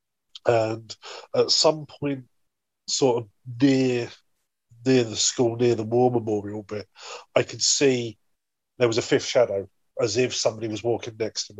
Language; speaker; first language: English; native; English